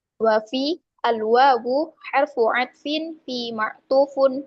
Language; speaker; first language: Arabic; non-native, learner; Indonesian